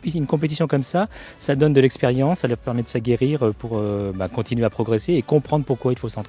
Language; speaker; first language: French; native; French